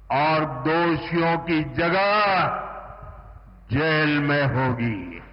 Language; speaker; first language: Hindi; non-native, local second language; Gujarati